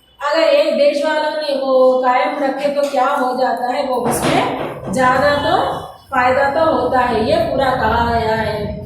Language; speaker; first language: Hindi; non-native, local second language; Telugu